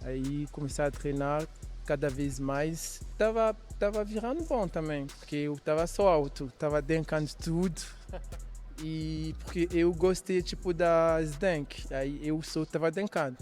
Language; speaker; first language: Portuguese; non-native, learner; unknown